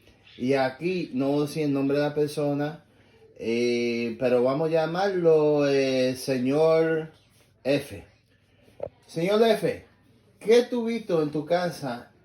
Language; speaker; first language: Spanish; early bilingual, heritage; English